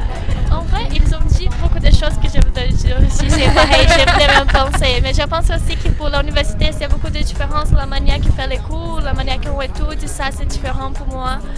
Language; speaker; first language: French; non-native, learner; Portuguese